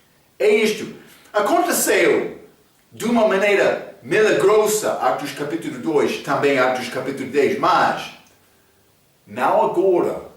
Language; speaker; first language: Portuguese; non-native, learner; English